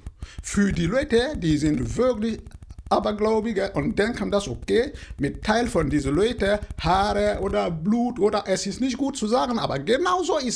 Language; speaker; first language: German; non-native, fluent; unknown